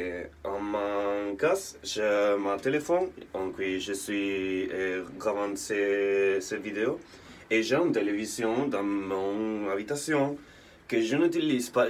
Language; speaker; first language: French; non-native, learner; Spanish